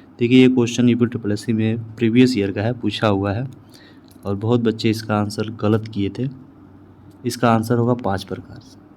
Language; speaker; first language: Hindi; native; Hindi